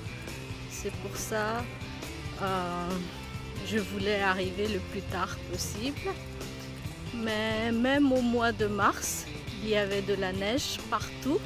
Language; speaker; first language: French; non-native, fluent; Bangla